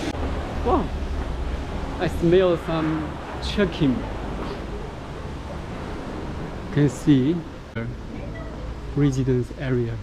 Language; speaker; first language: English; non-native, learner; Chinese